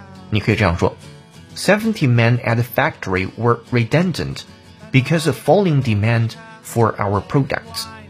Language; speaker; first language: English; non-native, fluent; Chinese